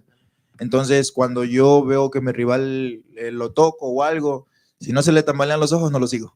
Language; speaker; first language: Spanish; native; Spanish